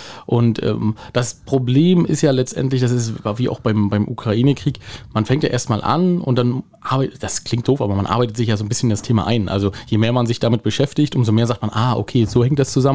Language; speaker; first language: German; native; German